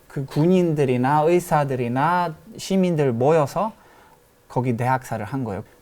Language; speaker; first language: Korean; non-native, fluent; Polish